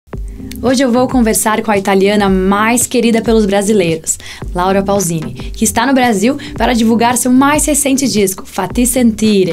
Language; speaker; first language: Portuguese; native; Portuguese